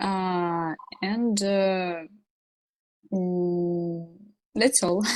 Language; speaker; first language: English; non-native, learner; Russian